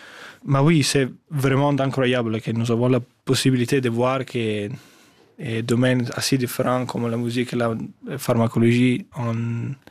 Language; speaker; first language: French; non-native, fluent; Italian